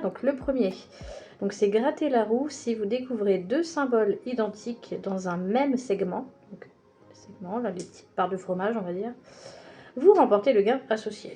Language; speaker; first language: French; native; French